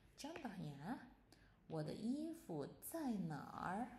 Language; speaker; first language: Chinese; non-native, fluent; Indonesian